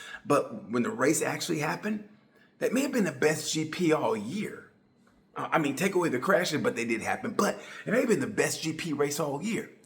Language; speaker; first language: English; native; English